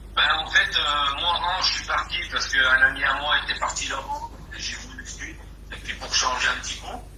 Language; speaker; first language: French; early bilingual, other home language; Portuguese